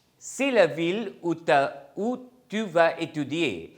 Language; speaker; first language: French; non-native, fluent; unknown